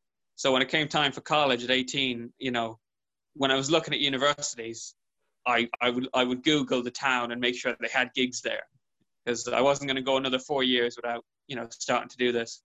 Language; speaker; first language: English; native; English